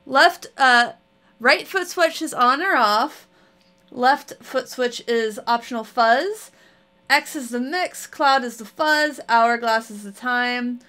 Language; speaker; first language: English; native; English